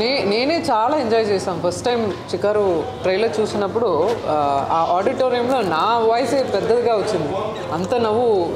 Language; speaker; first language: Telugu; non-native, learner; Tamil